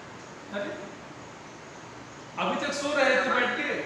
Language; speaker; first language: Hindi; native; Hindi